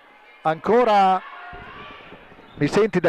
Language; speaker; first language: Italian; native; Italian